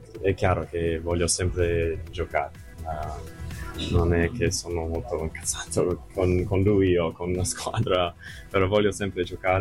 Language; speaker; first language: Italian; non-native, fluent; English